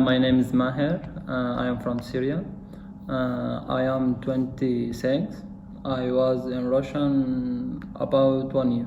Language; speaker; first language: English; non-native, learner; Arabic